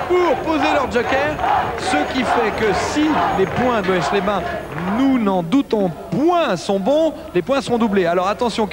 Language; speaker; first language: French; native; French